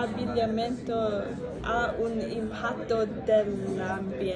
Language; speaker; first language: Italian; non-native, learner; English